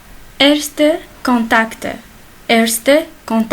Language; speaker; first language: German; non-native, learner; Arabic